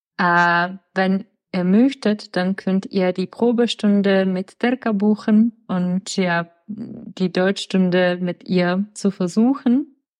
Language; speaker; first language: German; non-native, fluent; Czech